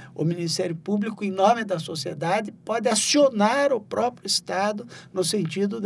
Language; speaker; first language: Portuguese; native; Portuguese